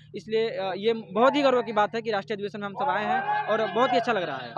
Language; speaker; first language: Hindi; native; Hindi